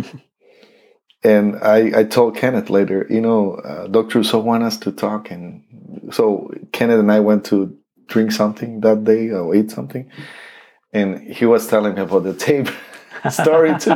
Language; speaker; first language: English; non-native, fluent; Spanish